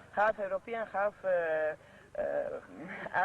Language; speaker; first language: English; non-native, learner; French